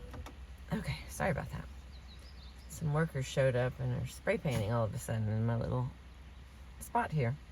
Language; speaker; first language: English; native; English